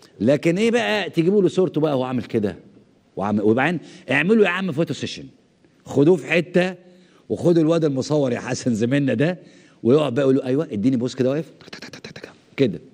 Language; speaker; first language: Arabic; native; Arabic